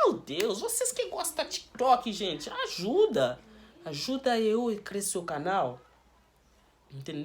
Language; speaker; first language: Portuguese; non-native, learner; Haitian Creole